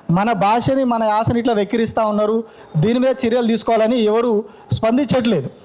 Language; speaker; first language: Telugu; native; Telugu